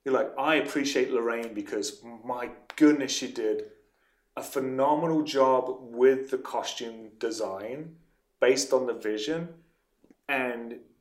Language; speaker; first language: English; native; English